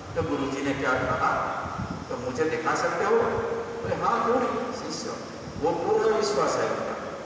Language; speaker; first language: Hindi; non-native, local second language; Bangla